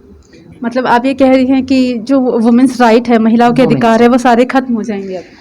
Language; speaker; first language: Hindi; native; Hindi